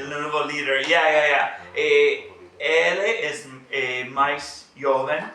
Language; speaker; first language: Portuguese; non-native, learner; English